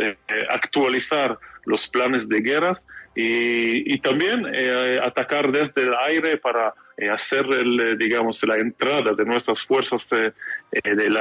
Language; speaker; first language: Spanish; non-native, fluent; Hebrew